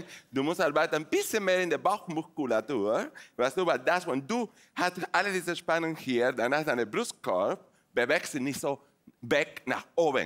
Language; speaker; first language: German; non-native, fluent; Spanish